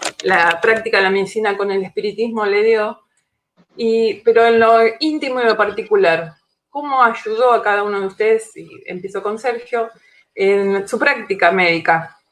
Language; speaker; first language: Spanish; native; Spanish